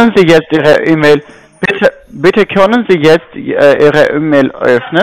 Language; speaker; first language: German; non-native, learner; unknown